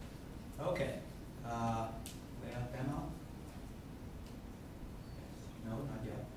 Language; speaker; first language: English; non-native, fluent; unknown